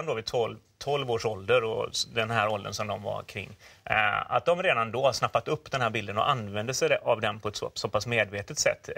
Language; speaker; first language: Swedish; native; Swedish